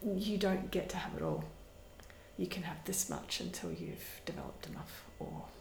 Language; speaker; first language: English; native; English